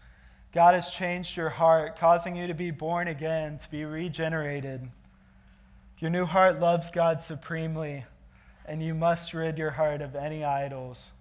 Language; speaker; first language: English; native; English